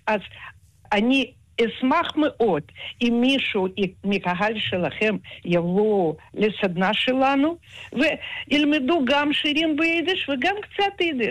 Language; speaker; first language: Hebrew; non-native, fluent; Russian